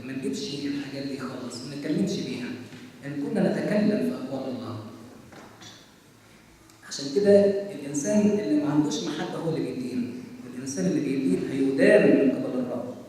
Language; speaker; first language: Arabic; native; Arabic